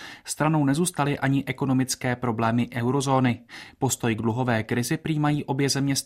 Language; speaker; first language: Czech; native; Czech